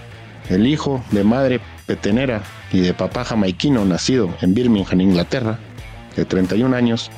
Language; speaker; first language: Spanish; native; Spanish